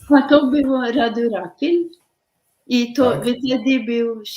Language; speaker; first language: Polish; non-native, learner; Norwegian